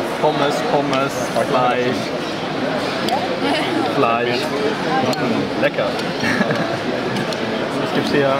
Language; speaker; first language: German; non-native, learner; Swedish